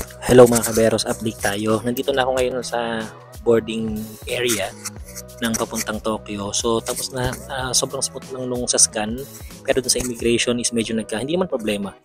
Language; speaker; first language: Filipino; native; Filipino